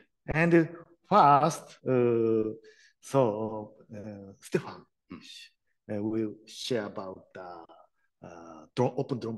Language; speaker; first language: English; non-native, learner; Japanese